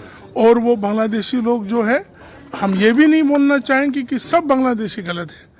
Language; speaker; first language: Hindi; non-native, local second language; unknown